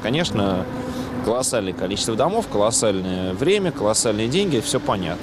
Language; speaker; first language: Russian; native; Russian